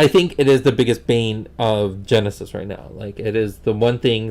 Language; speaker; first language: English; native; English